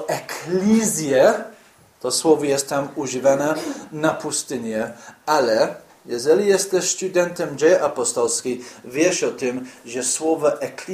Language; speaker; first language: Polish; non-native, fluent; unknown